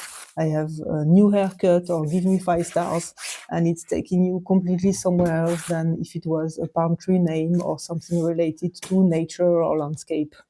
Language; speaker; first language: English; non-native, fluent; French